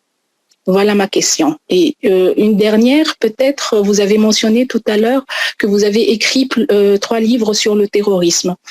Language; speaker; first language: French; non-native, local second language; Arabic